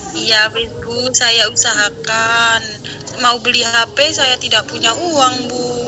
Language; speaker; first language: Indonesian; native; Indonesian